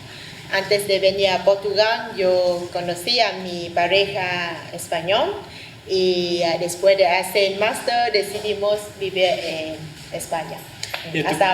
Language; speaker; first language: Spanish; non-native, fluent; Vietnamese